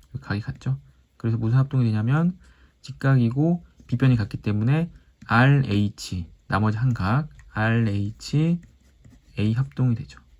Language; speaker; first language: Korean; native; Korean